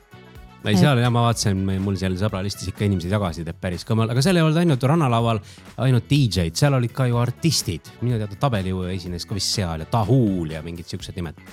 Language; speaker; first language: Estonian; native; Estonian